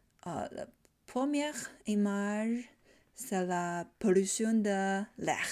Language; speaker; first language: French; non-native, learner; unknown